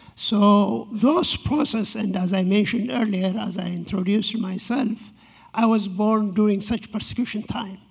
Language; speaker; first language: English; non-native, fluent; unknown